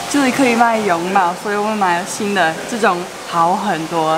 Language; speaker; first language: Chinese; non-native, fluent; English